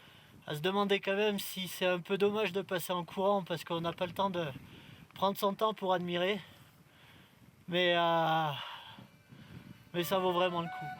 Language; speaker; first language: French; native; French